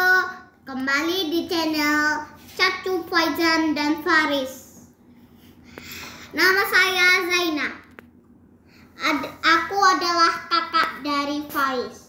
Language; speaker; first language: Indonesian; early bilingual, heritage; Indonesian